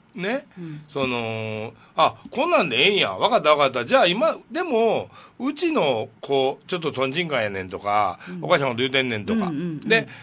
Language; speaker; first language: Japanese; native; Japanese